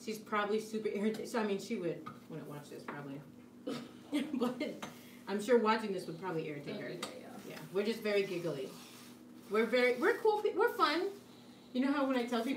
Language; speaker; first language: English; native; English